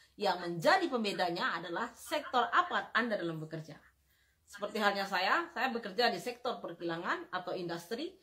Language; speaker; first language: Indonesian; native; Indonesian